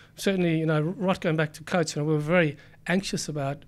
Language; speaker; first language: English; native; English